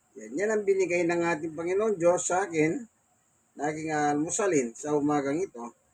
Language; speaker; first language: Filipino; non-native, local second language; Pampanga